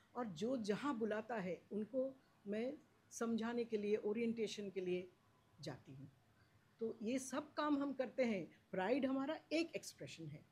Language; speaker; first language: Hindi; non-native, local second language; Marathi